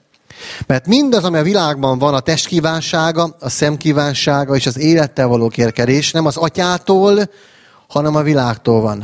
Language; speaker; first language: Hungarian; native; Hungarian